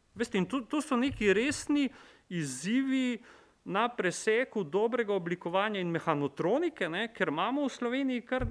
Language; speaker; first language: Slovenian; native; Slovenian